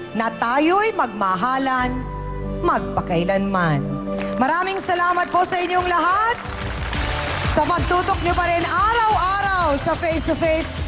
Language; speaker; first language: Filipino; native; Filipino